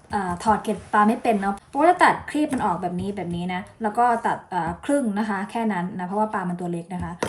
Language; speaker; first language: Thai; native; Thai